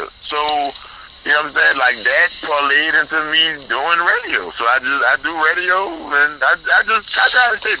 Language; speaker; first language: English; native; English